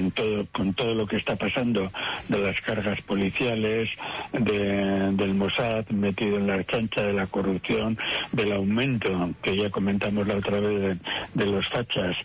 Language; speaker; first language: Spanish; native; Spanish